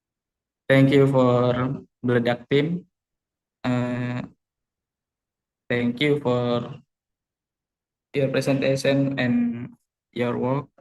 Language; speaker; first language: English; non-native, learner; Indonesian